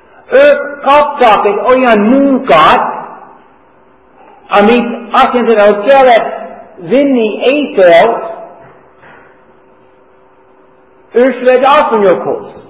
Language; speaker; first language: Hungarian; non-native, learner; English